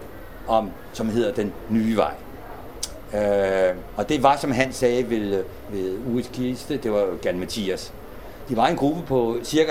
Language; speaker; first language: Danish; native; Danish